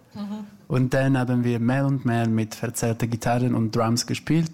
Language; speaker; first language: German; early bilingual, other home language; Italian